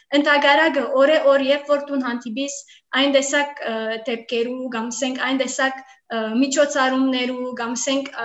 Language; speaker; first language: Armenian; early bilingual, heritage; Armenian